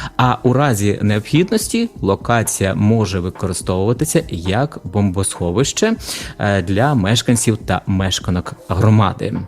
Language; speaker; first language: Ukrainian; native; Ukrainian